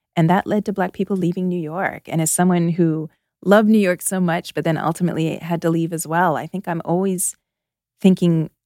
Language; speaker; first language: English; native; English